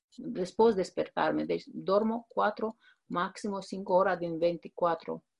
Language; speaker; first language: Spanish; non-native, fluent; Romanian